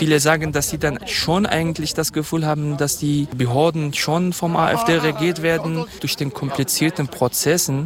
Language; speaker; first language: German; non-native, fluent; Kurdish